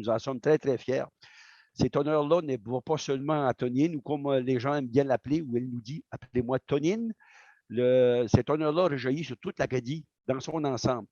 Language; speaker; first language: French; native; French